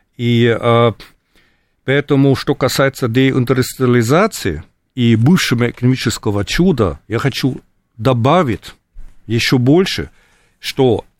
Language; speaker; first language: Russian; non-native, fluent; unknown